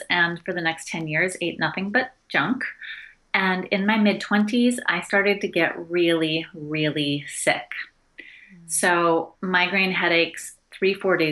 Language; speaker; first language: English; native; English